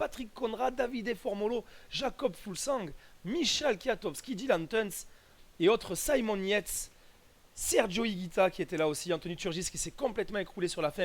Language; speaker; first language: French; native; French